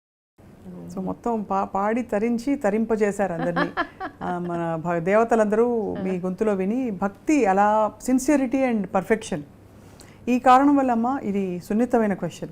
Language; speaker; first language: Telugu; native; Telugu